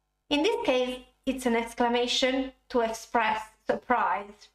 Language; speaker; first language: English; non-native, fluent; Italian